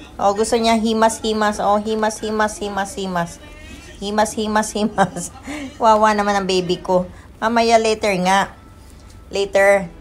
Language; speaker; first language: Filipino; native; Filipino